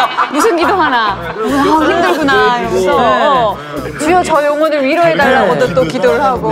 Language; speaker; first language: Korean; native; Korean